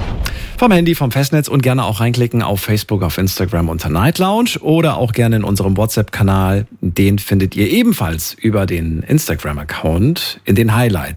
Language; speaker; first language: German; native; German